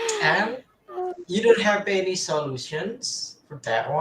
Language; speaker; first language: English; non-native, fluent; Indonesian